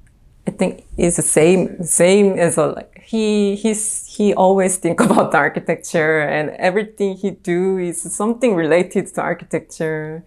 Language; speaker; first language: English; non-native, fluent; Korean